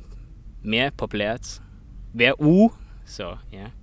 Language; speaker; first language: Danish; non-native, learner; Estonian